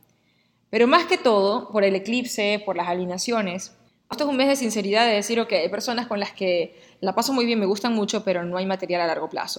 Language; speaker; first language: Spanish; native; Spanish